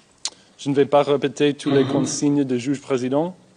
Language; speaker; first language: French; non-native, fluent; English